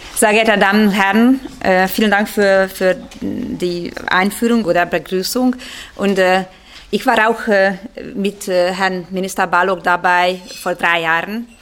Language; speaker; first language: German; non-native, fluent; Hungarian